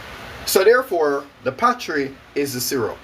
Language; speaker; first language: English; native; English